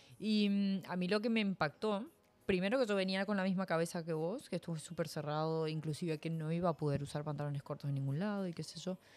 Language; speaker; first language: Spanish; native; Spanish